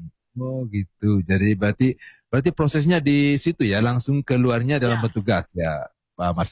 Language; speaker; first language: Indonesian; native; Indonesian